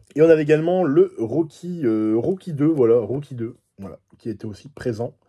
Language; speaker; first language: French; native; French